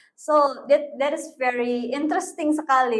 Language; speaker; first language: English; non-native, fluent; Indonesian